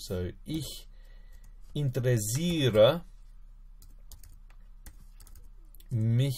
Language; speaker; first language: German; non-native, fluent; English